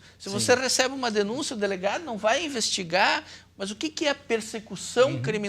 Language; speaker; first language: Portuguese; native; Portuguese